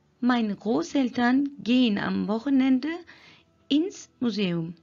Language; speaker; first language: German; non-native, fluent; Turkish